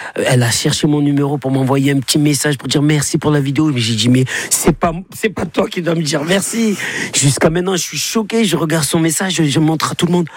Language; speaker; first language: French; native; French